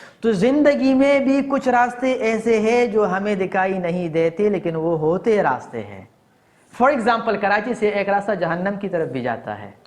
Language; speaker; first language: Urdu; non-native, local second language; Pashto